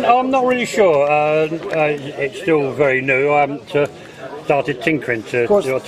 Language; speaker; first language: English; native; English